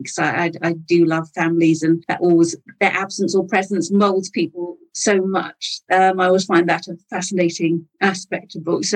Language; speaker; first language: English; native; English